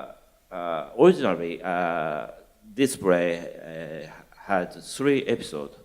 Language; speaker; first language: English; non-native, learner; Japanese